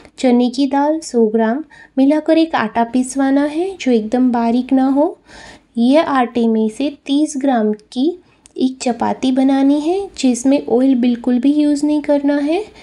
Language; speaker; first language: Hindi; non-native, local second language; Gujarati